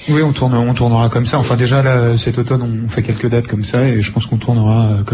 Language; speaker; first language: French; native; French